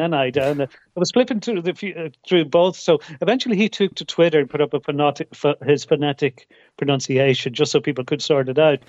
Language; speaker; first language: English; native; English